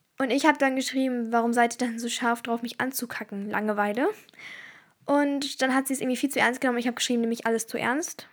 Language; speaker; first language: German; early bilingual, other home language; Turkish